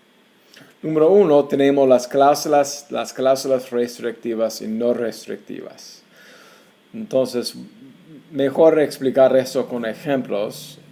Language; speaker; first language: Spanish; non-native, fluent; English